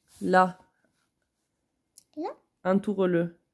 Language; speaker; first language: French; native; French